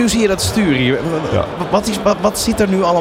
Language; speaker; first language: Dutch; native; Dutch